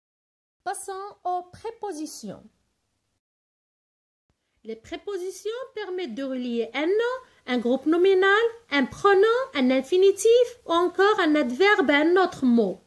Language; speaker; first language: French; non-native, local second language; Arabic